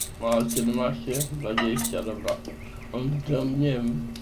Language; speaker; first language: Polish; native; Polish